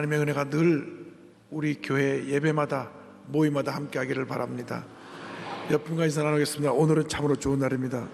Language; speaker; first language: Korean; native; Korean